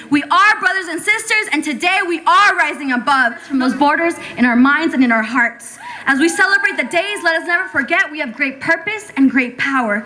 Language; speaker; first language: English; early bilingual, other home language; Spanish